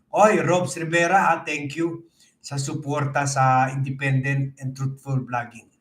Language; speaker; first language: Filipino; native; Filipino